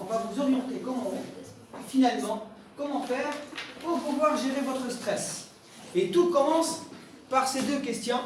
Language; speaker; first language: French; non-native, local second language; Arabic